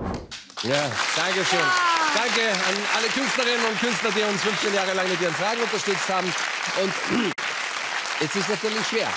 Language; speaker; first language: German; native; German